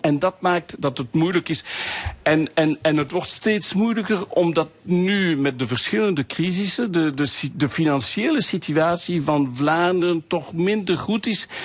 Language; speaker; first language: Dutch; non-native, local second language; French